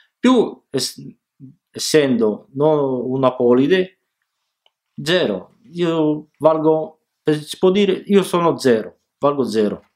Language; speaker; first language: Italian; early bilingual, other home language; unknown